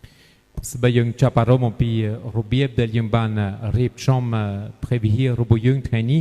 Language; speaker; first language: Khmer; non-native, fluent; French